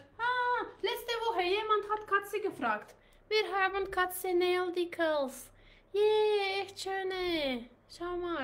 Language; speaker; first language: German; non-native, learner; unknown